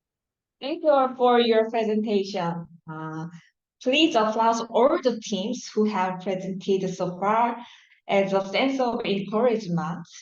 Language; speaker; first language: English; non-native, learner; Korean